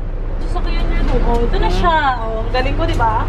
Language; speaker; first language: Filipino; non-native, local second language; Cebuano